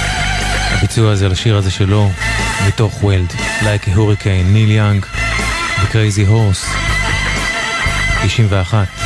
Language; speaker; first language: Hebrew; native; Hebrew